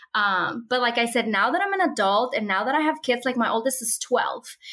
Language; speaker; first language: English; early bilingual, other home language; Spanish